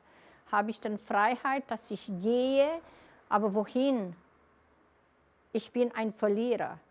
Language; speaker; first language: German; non-native, fluent; Romanian